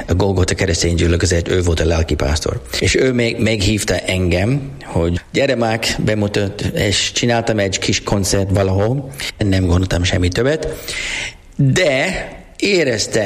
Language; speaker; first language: Hungarian; non-native, learner; English